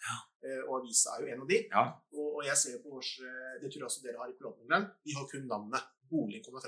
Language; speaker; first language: Norwegian; native; Norwegian